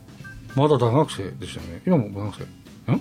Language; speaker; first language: Japanese; native; Japanese